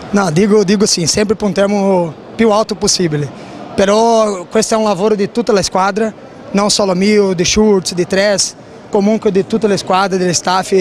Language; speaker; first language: Italian; non-native, fluent; Portuguese